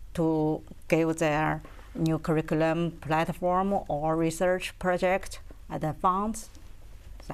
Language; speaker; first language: English; non-native, learner; Chinese